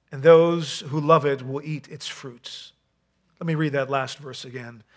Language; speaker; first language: English; non-native, fluent; Dutch